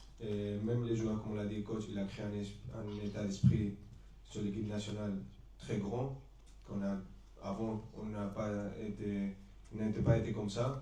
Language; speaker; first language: French; non-native, fluent; Spanish